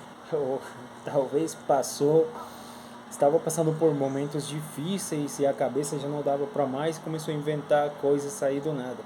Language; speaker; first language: Portuguese; non-native, fluent; Spanish